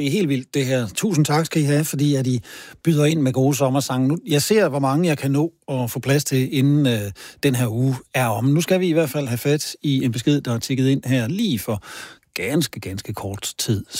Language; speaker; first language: Danish; native; Danish